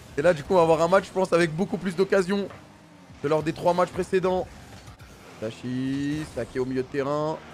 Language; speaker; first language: French; native; French